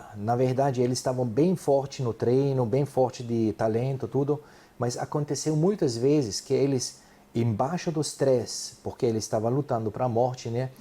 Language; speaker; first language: Portuguese; non-native, fluent; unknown